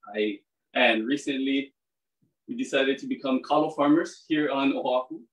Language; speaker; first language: English; native; English